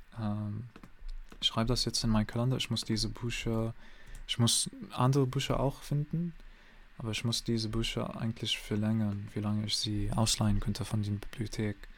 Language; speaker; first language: German; non-native, learner; English